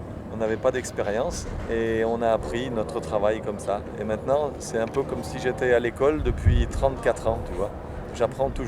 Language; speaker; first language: French; native; French